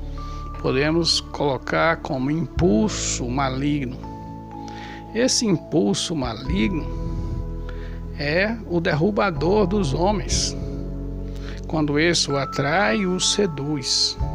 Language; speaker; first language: Portuguese; native; Portuguese